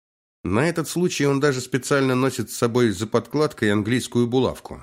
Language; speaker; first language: Russian; native; Russian